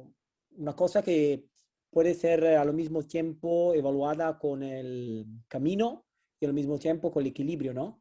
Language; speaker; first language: Spanish; non-native, fluent; Italian